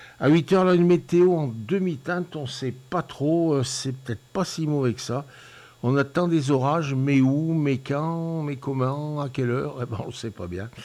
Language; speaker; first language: French; native; French